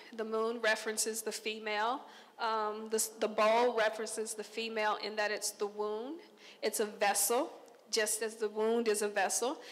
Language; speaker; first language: English; native; English